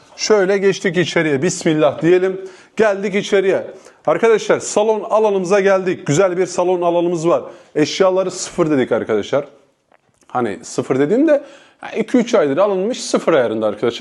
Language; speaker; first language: Turkish; native; Turkish